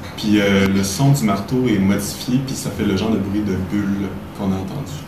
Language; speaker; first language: French; native; French